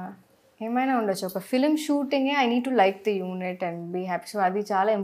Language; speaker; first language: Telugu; non-native, local second language; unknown